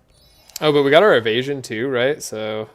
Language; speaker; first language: English; native; English